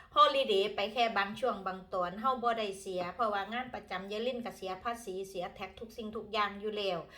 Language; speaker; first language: Thai; native; Thai